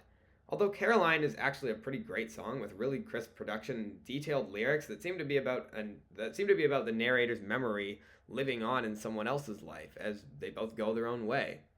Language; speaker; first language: English; native; English